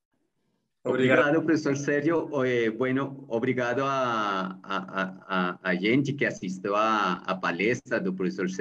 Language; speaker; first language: Portuguese; non-native, learner; Spanish